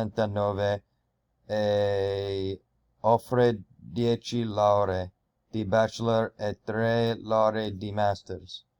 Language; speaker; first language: Italian; non-native, learner; English